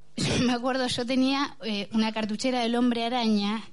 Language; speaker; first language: Spanish; native; Spanish